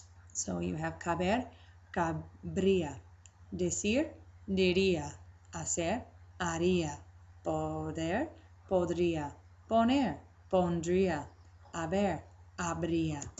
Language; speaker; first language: Spanish; non-native, fluent; English